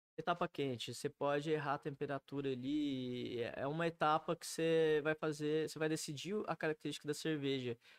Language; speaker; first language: Portuguese; native; Portuguese